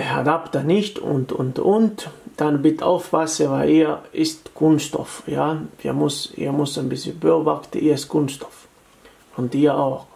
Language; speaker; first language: German; non-native, fluent; Italian